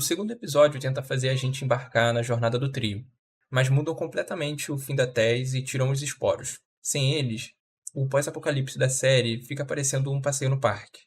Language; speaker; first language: Portuguese; native; Portuguese